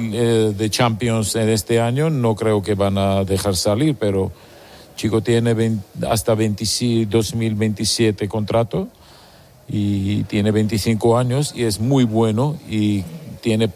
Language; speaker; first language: Spanish; non-native, learner; Georgian